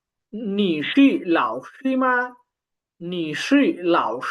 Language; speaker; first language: Chinese; non-native, fluent; Bangla